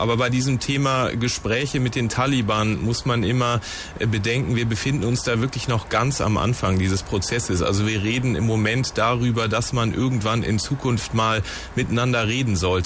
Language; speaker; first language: German; native; German